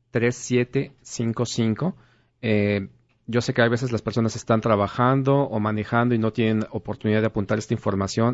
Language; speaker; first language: Spanish; native; Spanish